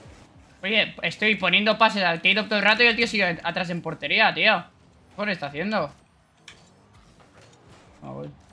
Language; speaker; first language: Spanish; native; Spanish